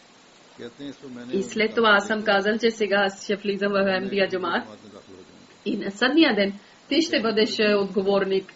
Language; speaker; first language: Bulgarian; native; Bulgarian